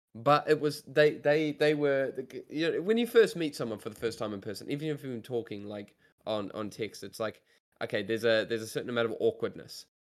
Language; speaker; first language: English; native; English